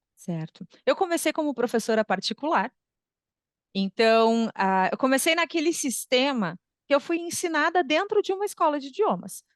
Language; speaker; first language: Portuguese; native; Portuguese